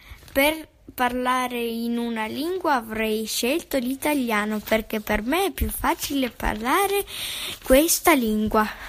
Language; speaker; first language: Italian; early bilingual, other home language; Russian